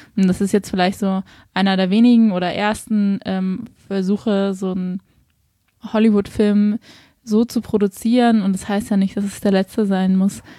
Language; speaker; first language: German; early bilingual, other home language; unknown